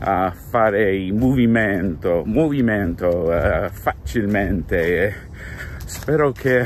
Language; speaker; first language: Italian; non-native, learner; English